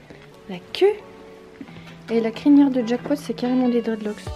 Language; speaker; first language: French; native; French